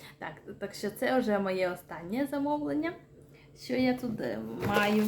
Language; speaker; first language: Ukrainian; non-native, local second language; Russian